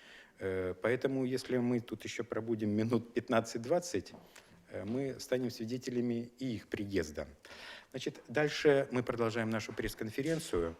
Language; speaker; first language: Russian; native; Russian